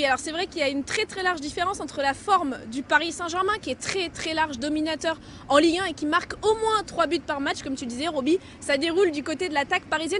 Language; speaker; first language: French; native; French